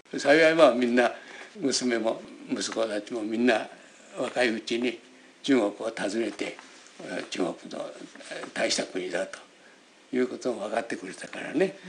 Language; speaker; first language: Japanese; native; Japanese